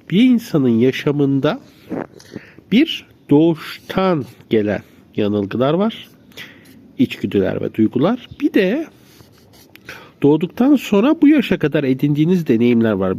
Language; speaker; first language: Turkish; native; Turkish